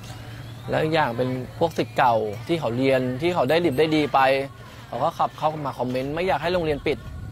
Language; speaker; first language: Thai; native; Thai